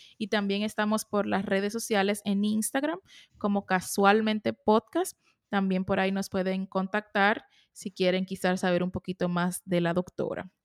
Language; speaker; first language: Spanish; native; Spanish